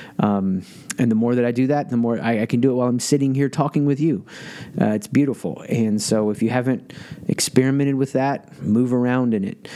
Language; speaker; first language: English; native; English